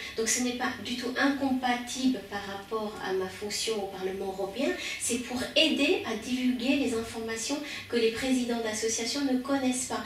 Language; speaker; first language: French; early bilingual, other home language; Khmer